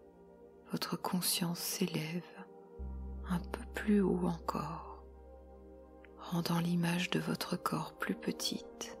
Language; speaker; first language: French; native; French